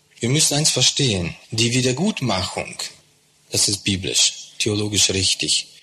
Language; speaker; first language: German; non-native, fluent; Russian